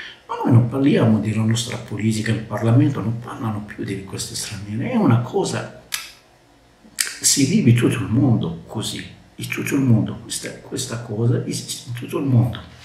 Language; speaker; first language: Italian; non-native, learner; Arabic